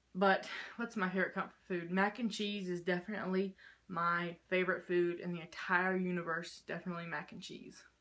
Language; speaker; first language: English; native; English